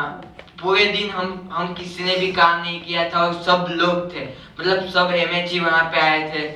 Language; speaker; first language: Hindi; native; Hindi